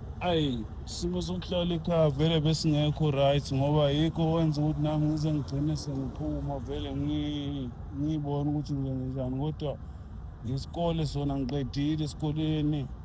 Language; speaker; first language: Zulu; native; Zulu